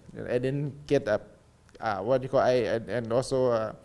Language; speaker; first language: English; non-native, learner; Thai